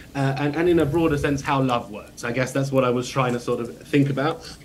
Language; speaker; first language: English; native; English